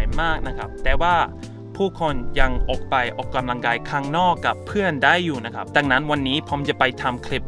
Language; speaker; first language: Thai; non-native, fluent; English